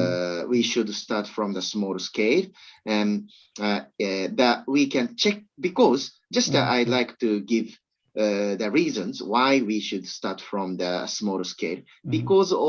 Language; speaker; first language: English; non-native, learner; Japanese